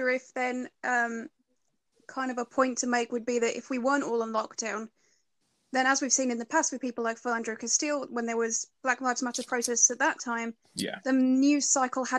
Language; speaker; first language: English; native; English